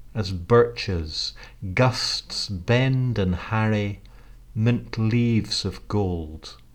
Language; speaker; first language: English; native; English